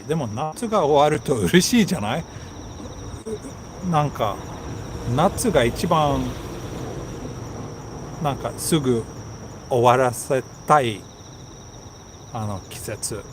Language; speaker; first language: Japanese; non-native, learner; Swedish